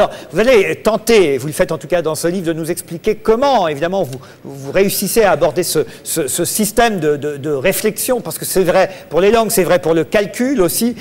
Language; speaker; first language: French; native; French